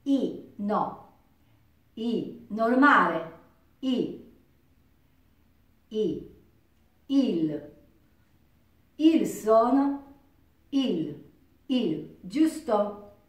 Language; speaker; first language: Italian; non-native, learner; Japanese